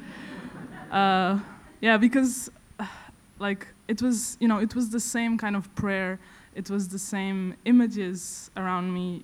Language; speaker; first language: English; non-native, fluent; Portuguese